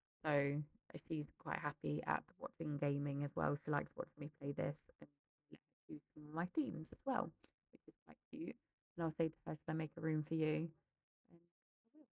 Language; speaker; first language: English; native; English